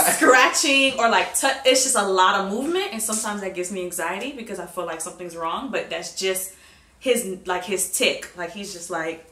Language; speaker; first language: English; native; English